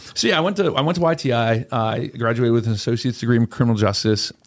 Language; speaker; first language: English; native; English